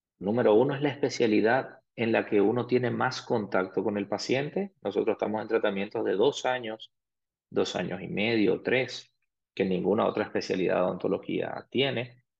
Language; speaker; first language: Spanish; early bilingual, other home language; Arabic